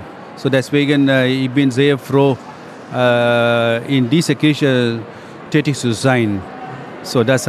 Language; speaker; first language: German; non-native, fluent; Tamil